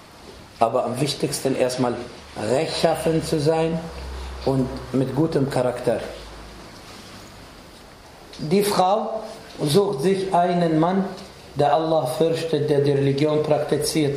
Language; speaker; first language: German; non-native, fluent; Arabic